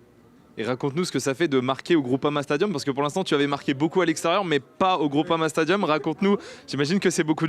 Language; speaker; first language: French; native; French